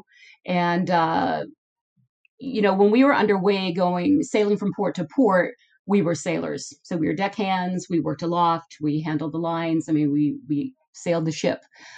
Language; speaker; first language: English; native; English